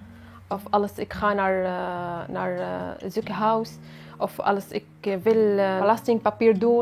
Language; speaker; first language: Dutch; non-native, learner; Arabic